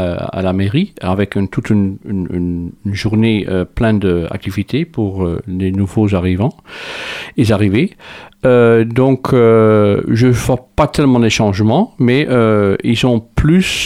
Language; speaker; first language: French; non-native, fluent; Dutch